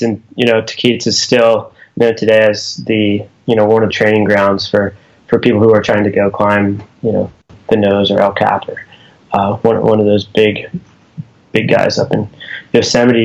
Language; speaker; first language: English; native; English